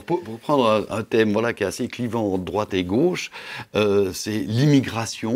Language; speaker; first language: French; native; French